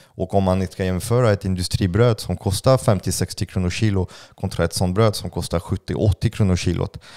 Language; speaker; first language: Swedish; non-native, fluent; French